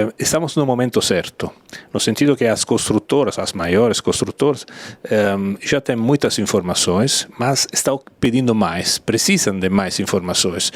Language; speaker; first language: Portuguese; non-native, fluent; Italian